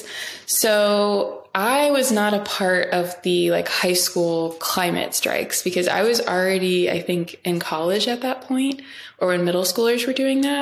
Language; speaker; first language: English; native; English